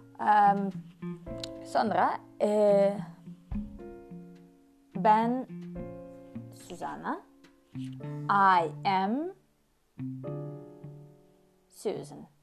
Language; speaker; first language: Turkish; non-native, learner; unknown